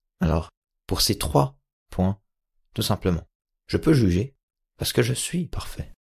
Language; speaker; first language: French; native; French